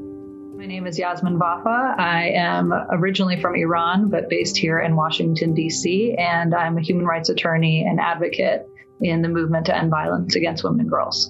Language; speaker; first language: English; early bilingual, other home language; Persian